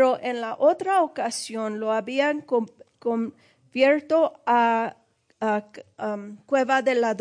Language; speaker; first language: Spanish; early bilingual, heritage; Spanish